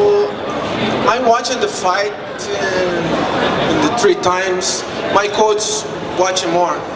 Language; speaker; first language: English; non-native, learner; Portuguese